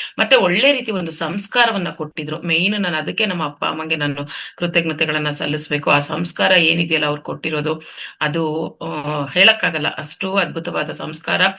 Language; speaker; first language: Kannada; non-native, local second language; Telugu